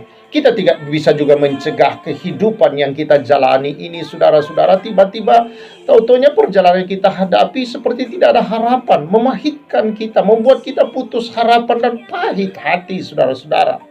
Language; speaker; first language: Indonesian; native; Indonesian